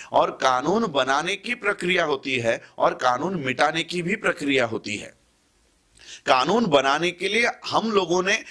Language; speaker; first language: Hindi; non-native, local second language; Marathi